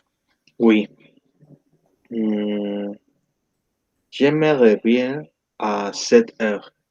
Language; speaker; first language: French; non-native, learner; Spanish